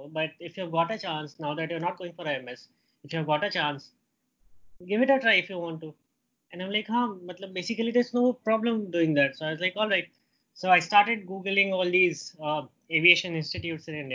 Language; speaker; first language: English; non-native, local second language; Hindi